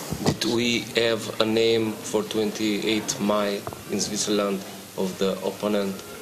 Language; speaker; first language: English; non-native, learner; Albanian